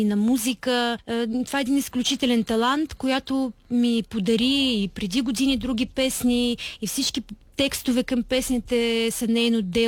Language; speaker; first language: Bulgarian; non-native, fluent; Ukrainian